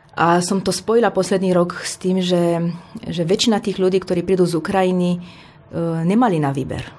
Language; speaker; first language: Slovak; non-native, fluent; Romanian